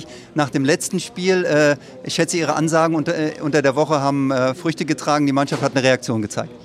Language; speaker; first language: German; native; German